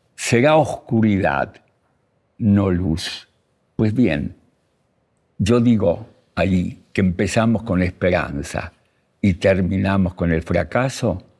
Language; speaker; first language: Spanish; early bilingual, other home language; Russian